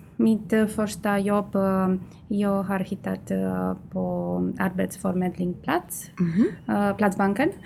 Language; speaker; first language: Swedish; non-native, learner; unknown